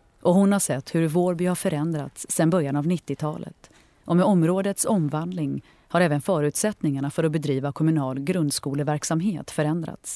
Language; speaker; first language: Swedish; native; Swedish